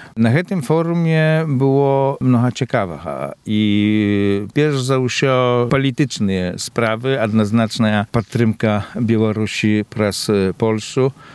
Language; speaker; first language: Belarusian; native; Belarusian